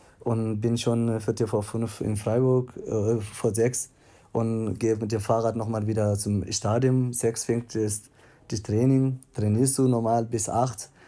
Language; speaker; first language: German; non-native, fluent; Tigrinya